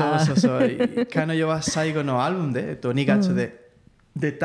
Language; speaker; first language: Japanese; non-native, learner; Spanish